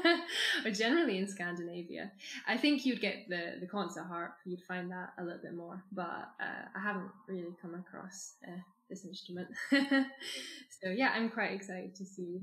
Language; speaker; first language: English; native; English